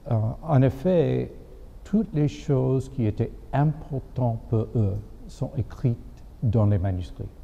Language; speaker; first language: French; non-native, fluent; English